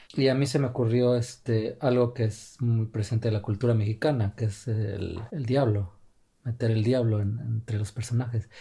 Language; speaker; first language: Spanish; native; Spanish